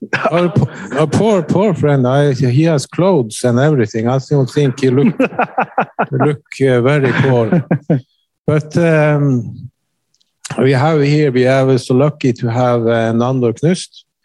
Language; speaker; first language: English; non-native, fluent; Norwegian